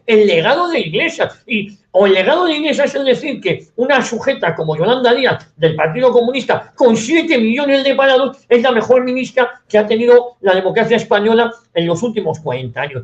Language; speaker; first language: Spanish; native; Spanish